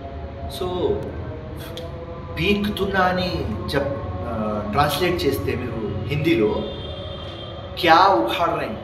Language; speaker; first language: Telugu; non-native, local second language; Urdu